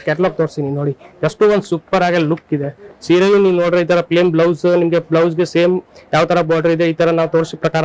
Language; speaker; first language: Kannada; non-native, fluent; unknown